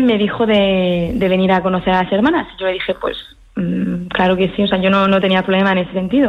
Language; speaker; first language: Spanish; early bilingual, heritage; French